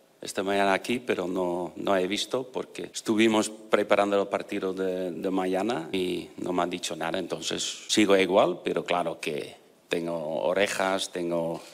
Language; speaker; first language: Spanish; non-native, fluent; Dutch